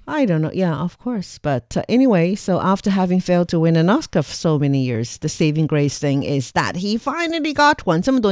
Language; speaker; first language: English; non-native, fluent; Chinese